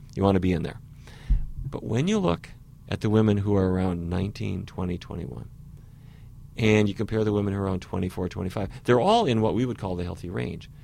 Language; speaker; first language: English; native; English